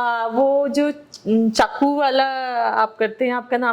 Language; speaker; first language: Hindi; native; Hindi